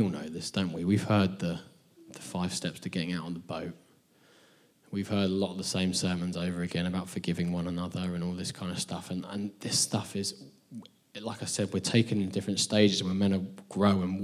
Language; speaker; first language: English; native; English